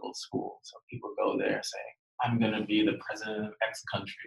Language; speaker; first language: English; native; English